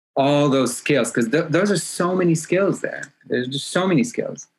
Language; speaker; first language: English; early bilingual, other home language; Hebrew